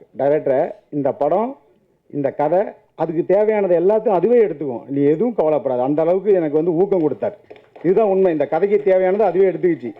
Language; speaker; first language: Tamil; native; Tamil